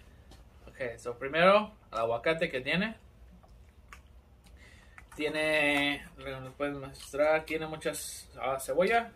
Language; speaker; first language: Spanish; early bilingual, heritage; Spanish